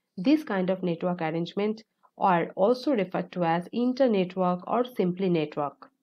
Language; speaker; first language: English; non-native, local second language; Bangla